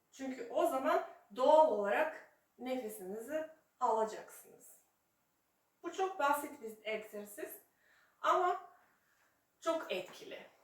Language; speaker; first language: Turkish; non-native, fluent; Serbian